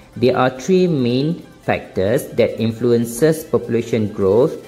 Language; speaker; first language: English; non-native, local second language; Malay